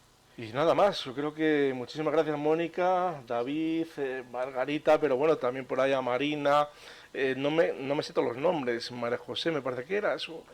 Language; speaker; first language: Spanish; native; Spanish